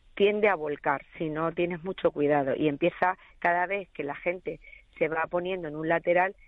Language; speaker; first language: Spanish; native; Spanish